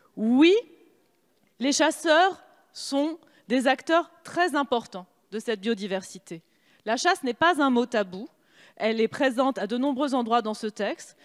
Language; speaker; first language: French; native; French